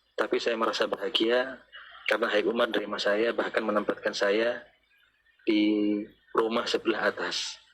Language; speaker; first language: Indonesian; native; Indonesian